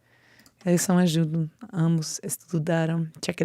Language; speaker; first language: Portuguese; non-native, learner; English